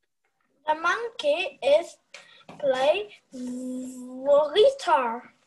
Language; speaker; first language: English; non-native, learner; Vietnamese